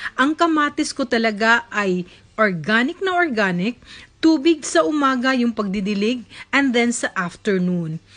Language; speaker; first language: Filipino; native; Filipino